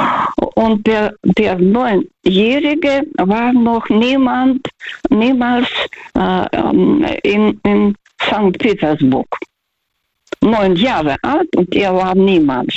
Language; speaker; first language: German; non-native, fluent; Russian